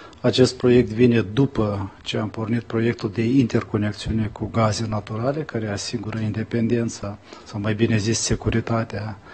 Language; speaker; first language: Romanian; native; Romanian